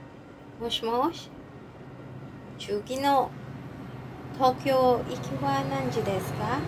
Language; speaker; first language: Japanese; non-native, learner; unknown